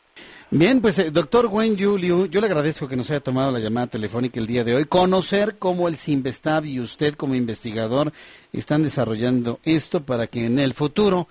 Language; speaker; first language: Spanish; native; Spanish